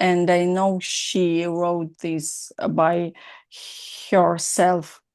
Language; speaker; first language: English; non-native, learner; Russian